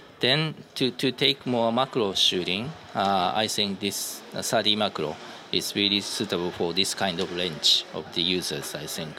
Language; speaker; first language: English; non-native, learner; Japanese